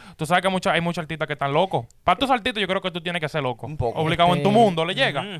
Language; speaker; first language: Spanish; native; Spanish